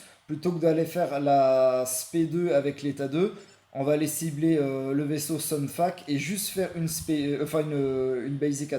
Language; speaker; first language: French; native; French